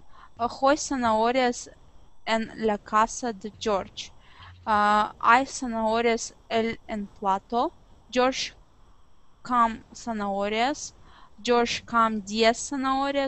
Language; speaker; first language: Spanish; non-native, learner; Russian